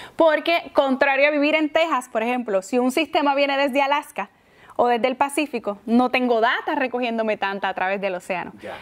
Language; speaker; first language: Spanish; native; Spanish